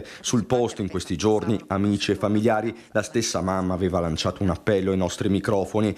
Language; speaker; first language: Italian; native; Italian